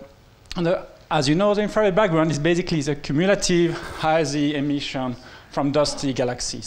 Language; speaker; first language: English; non-native, fluent; French